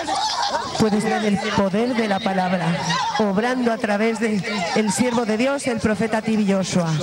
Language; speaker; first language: Spanish; native; Spanish